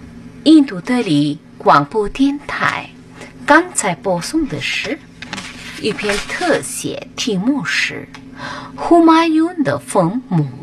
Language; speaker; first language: Chinese; non-native, fluent; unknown